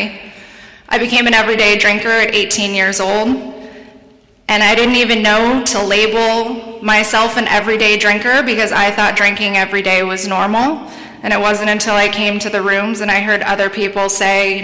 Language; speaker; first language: English; native; English